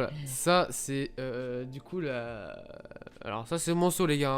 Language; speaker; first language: French; native; French